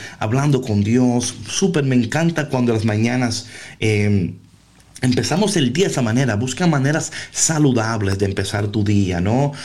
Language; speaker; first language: Spanish; early bilingual, heritage; Spanish